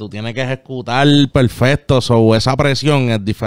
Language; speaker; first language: Spanish; native; Spanish